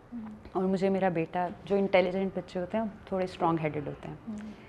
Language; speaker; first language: Urdu; native; Urdu